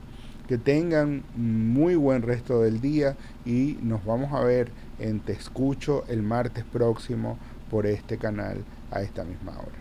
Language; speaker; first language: Spanish; native; Spanish